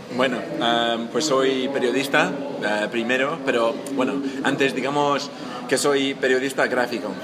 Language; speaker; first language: Spanish; non-native, fluent; English